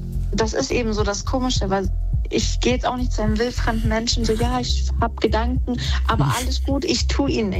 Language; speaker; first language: German; native; German